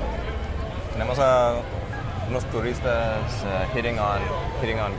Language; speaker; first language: Spanish; non-native, fluent; English